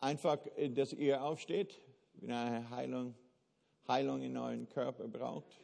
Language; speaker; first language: German; non-native, fluent; English